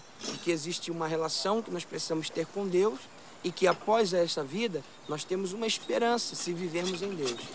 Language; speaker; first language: Portuguese; native; Portuguese